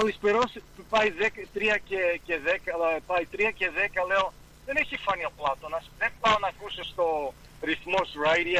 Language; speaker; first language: Greek; early bilingual, heritage; Greek